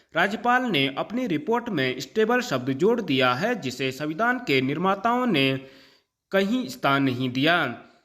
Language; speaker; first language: Hindi; native; Hindi